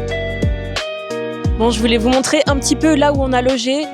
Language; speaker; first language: French; native; French